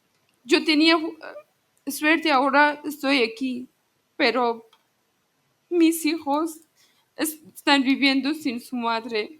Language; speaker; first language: Spanish; non-native, learner; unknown